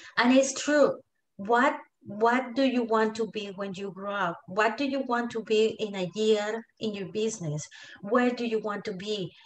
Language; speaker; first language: English; non-native, fluent; Spanish